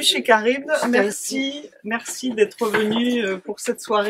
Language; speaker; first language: French; native; French